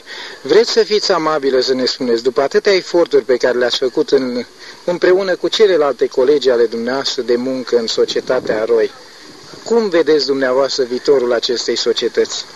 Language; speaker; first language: Romanian; native; Romanian